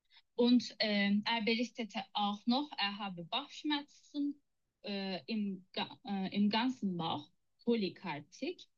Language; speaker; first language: German; non-native, learner; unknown